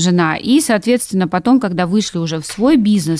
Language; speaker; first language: Russian; native; Russian